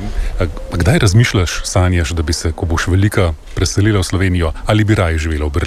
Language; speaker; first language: Slovenian; native; Slovenian